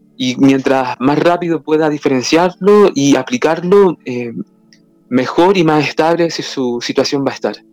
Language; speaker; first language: Spanish; native; Spanish